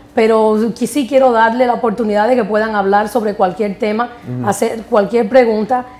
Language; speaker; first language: Spanish; early bilingual, heritage; Spanish